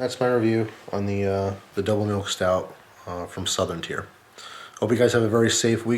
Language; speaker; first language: English; native; English